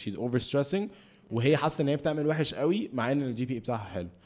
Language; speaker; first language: Arabic; early bilingual, heritage; Arabic